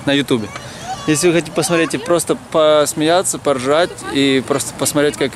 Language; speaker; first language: Russian; native; Russian